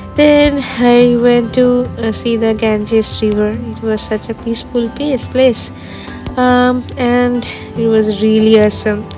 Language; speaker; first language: English; non-native, local second language; Bangla